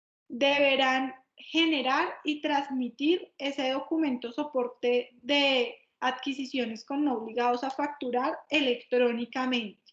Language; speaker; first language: Spanish; native; Spanish